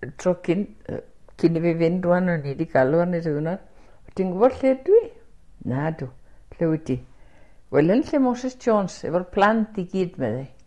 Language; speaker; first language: Welsh; early bilingual, heritage; Welsh